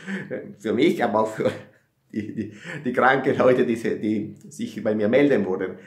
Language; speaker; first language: German; non-native, fluent; Italian